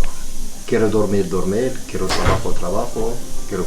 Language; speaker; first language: Spanish; non-native, learner; Arabic